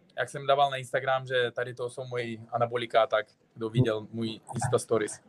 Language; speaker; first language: Czech; non-native, fluent; Uzbek